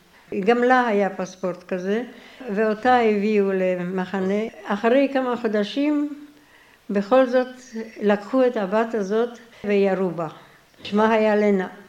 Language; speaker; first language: Hebrew; non-native, fluent; Polish